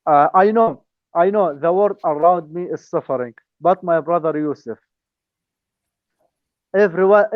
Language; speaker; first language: English; non-native, learner; Arabic